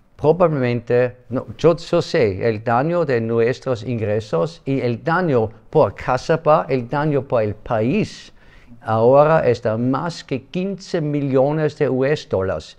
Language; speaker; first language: Spanish; non-native, learner; German